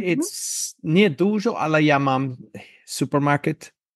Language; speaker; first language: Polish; non-native, learner; English